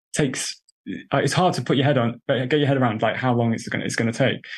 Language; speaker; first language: English; native; English